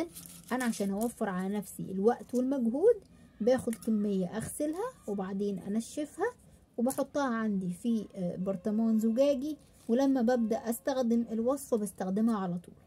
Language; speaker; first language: Arabic; native; Arabic